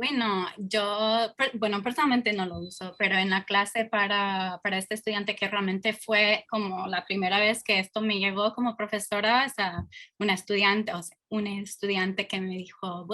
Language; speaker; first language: Spanish; non-native, fluent; English